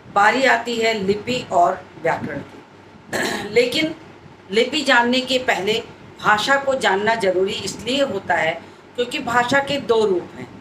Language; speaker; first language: Hindi; native; Hindi